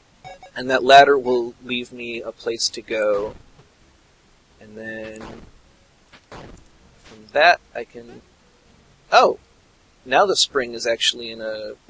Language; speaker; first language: English; native; English